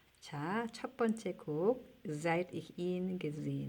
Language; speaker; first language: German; non-native, fluent; Korean